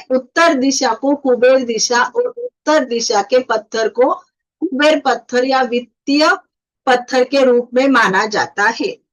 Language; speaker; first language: Hindi; non-native, local second language; Marathi